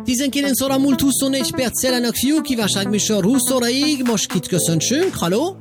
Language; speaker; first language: Hungarian; native; Hungarian